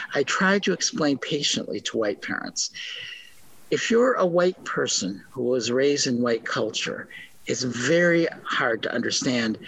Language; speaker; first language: English; native; English